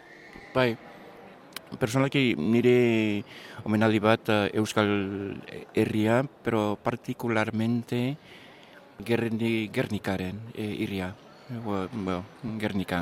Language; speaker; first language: Basque; non-native, learner; English